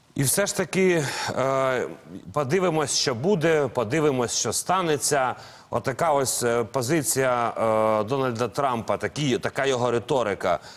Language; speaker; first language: Ukrainian; native; Ukrainian